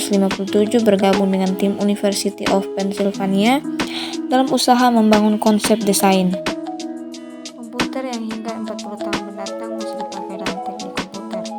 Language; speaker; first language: Indonesian; native; Indonesian